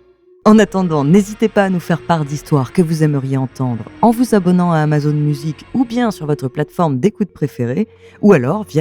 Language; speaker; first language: French; native; French